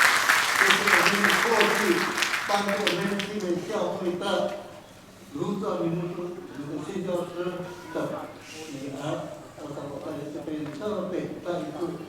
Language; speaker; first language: Chinese; non-native, local second language; Amis